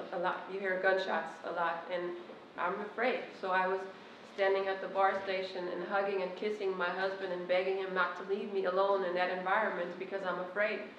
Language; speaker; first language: English; non-native, fluent; Persian